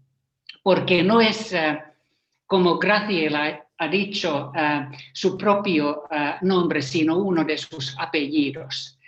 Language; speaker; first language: Spanish; non-native, fluent; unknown